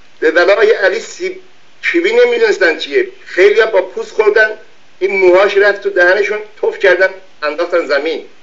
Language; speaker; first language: Persian; non-native, local second language; Azerbaijani